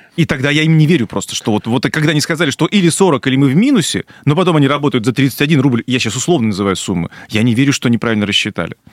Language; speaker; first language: Russian; native; Russian